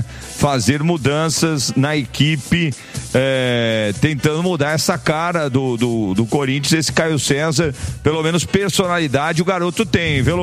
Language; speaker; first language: Portuguese; native; Portuguese